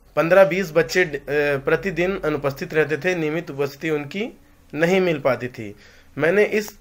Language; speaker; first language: Hindi; native; Hindi